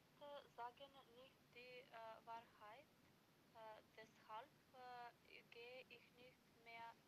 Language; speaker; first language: German; non-native, learner; Macedonian